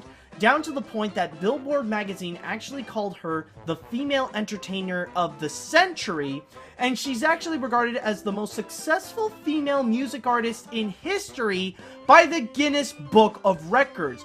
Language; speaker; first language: English; native; English